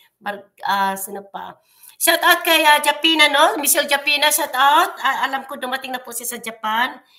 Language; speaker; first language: Filipino; non-native, local second language; Cebuano